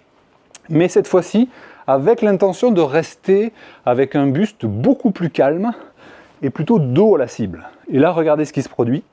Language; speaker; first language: French; native; French